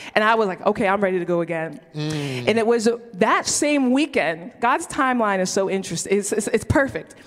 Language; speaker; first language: English; early bilingual, other home language; Yoruba